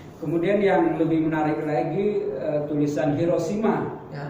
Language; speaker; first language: Indonesian; native; Indonesian